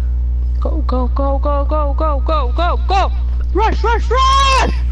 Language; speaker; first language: English; native; English